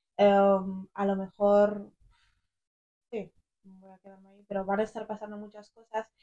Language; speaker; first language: Spanish; early bilingual, other home language; English